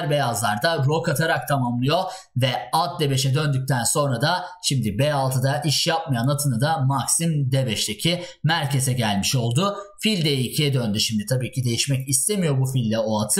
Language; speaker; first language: Turkish; native; Turkish